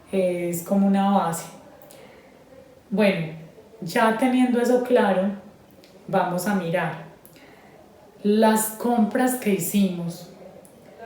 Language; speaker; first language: Spanish; native; Spanish